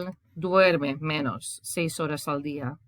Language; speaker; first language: Spanish; non-native, fluent; English